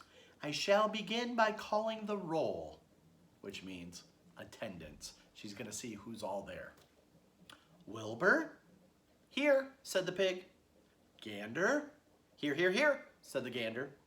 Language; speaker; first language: English; native; English